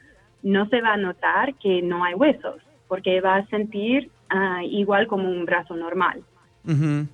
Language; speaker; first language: Spanish; non-native, fluent; English